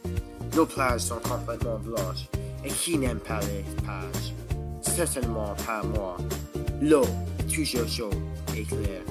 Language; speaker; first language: French; non-native, learner; English